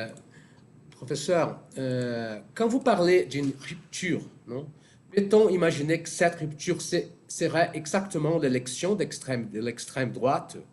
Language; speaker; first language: French; non-native, fluent; Portuguese